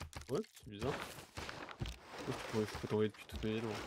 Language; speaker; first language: French; native; French